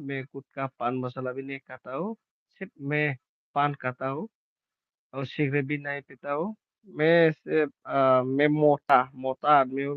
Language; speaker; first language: Hindi; non-native, local second language; Bodo